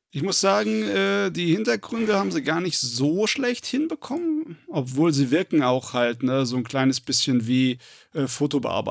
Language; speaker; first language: German; native; German